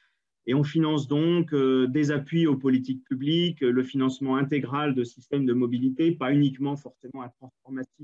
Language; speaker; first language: French; native; French